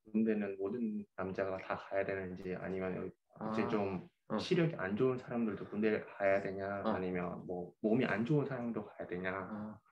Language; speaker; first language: Korean; early bilingual, heritage; Korean